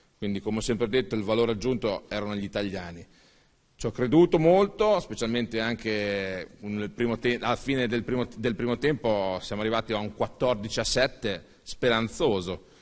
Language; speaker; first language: Italian; native; Italian